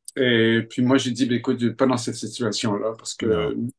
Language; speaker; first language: French; native; French